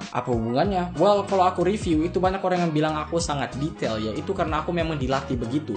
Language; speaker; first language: Indonesian; early bilingual, heritage; English